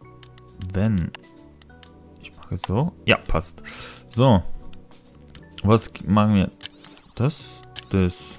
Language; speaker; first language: German; non-native, fluent; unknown